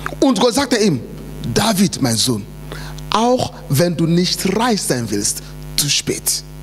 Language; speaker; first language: German; non-native, fluent; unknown